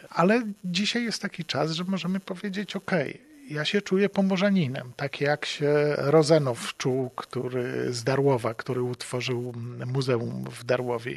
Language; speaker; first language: Polish; native; Polish